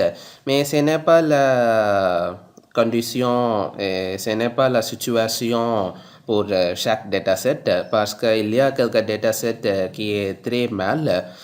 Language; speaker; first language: French; non-native, learner; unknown